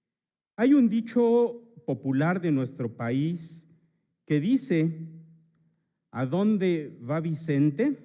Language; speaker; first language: Spanish; native; Spanish